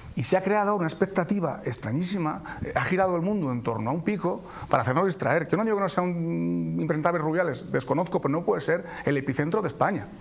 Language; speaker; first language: Spanish; native; Spanish